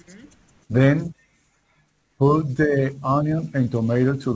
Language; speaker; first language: English; non-native, learner; Spanish